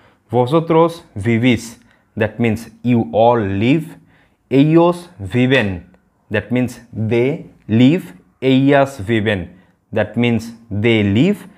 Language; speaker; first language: English; non-native, local second language; Bangla